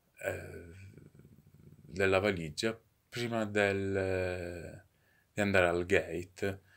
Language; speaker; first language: Italian; native; Italian